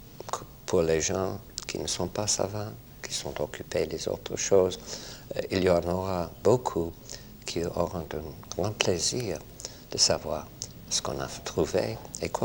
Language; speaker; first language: French; non-native, fluent; English